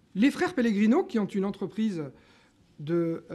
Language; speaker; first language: French; native; French